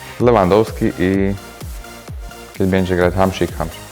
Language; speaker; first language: Polish; non-native, learner; Slovak